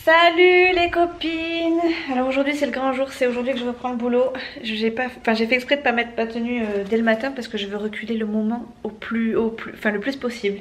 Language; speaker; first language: French; native; French